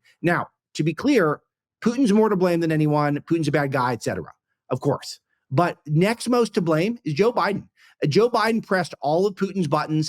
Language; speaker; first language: English; native; English